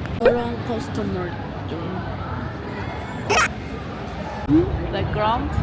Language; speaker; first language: Korean; non-native, learner; Mongolian